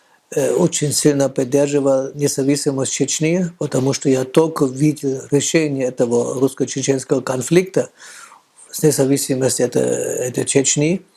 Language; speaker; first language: Russian; non-native, fluent; German